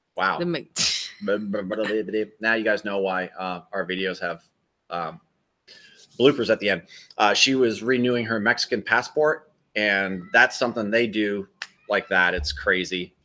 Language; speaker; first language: English; native; English